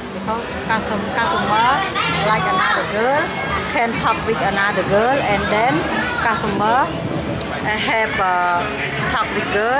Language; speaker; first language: English; non-native, learner; Khmer